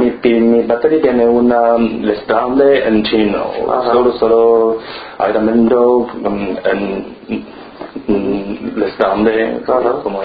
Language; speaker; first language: Spanish; non-native, learner; Chinese